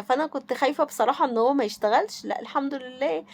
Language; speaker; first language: Arabic; native; Arabic